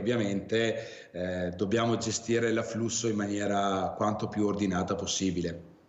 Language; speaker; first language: Italian; native; Italian